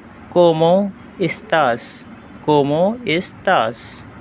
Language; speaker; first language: Spanish; non-native, learner; Hindi